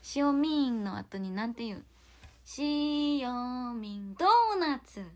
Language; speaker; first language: Japanese; non-native, fluent; Korean